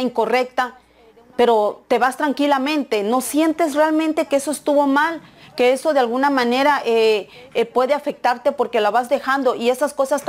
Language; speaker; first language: Spanish; native; Spanish